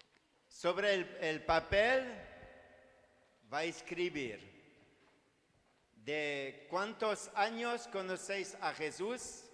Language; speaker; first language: Spanish; non-native, learner; French